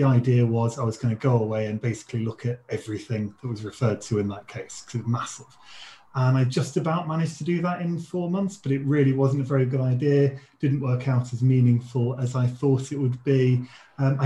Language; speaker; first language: English; native; English